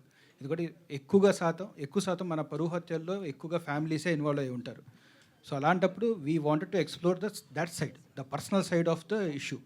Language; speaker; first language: Telugu; native; Telugu